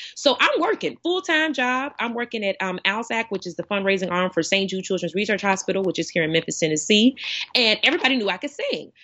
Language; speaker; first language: English; native; English